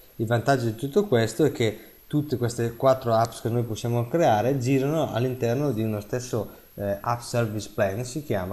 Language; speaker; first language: Italian; native; Italian